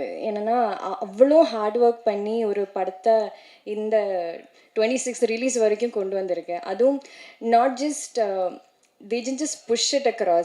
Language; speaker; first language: Tamil; non-native, learner; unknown